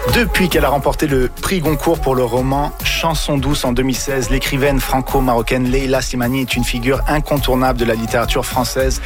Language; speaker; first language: French; early bilingual, other home language; Arabic